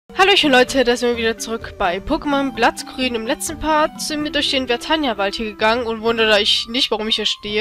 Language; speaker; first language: German; native; German